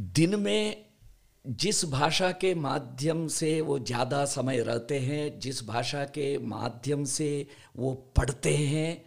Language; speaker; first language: Hindi; non-native, local second language; Kannada